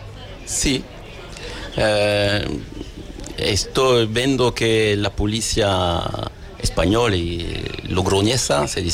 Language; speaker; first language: Spanish; non-native, learner; French